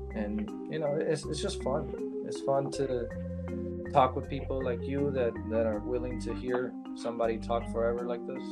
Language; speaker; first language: English; early bilingual, other home language; Spanish